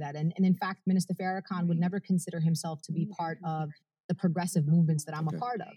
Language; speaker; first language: English; early bilingual, other home language; Arabic